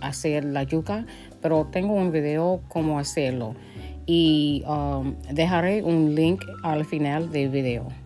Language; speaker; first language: Spanish; early bilingual, heritage; Spanish